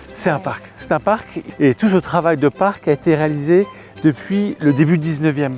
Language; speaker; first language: French; native; French